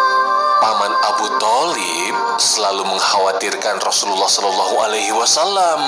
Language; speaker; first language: Indonesian; native; Indonesian